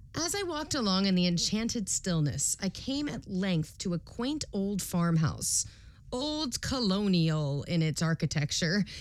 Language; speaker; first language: English; native; English